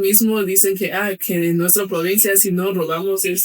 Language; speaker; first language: Spanish; non-native, fluent; Chinese